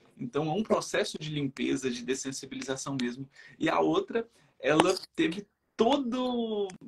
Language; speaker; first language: Portuguese; native; Portuguese